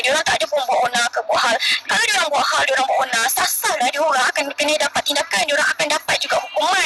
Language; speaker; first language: Malay; native; Malay